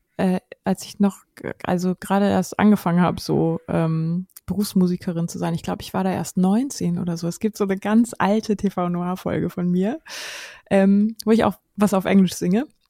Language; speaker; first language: German; native; German